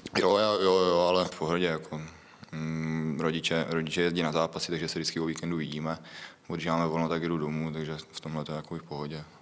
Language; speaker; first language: Czech; native; Czech